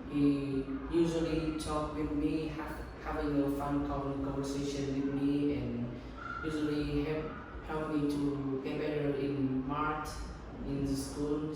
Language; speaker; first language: English; non-native, learner; Vietnamese